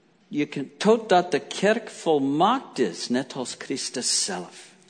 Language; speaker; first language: Dutch; non-native, learner; English